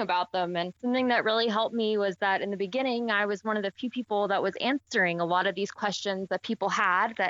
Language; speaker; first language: English; native; English